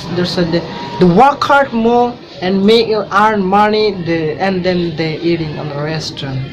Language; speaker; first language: English; non-native, learner; Bangla